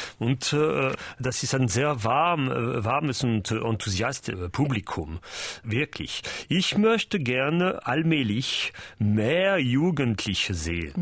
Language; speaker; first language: German; non-native, learner; French